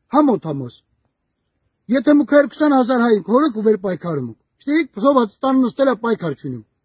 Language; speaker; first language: Armenian; native; Armenian